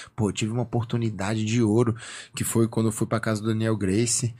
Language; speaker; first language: Portuguese; native; Portuguese